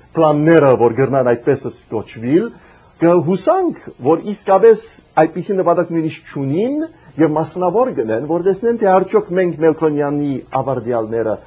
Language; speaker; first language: Armenian; early bilingual, heritage; Armenian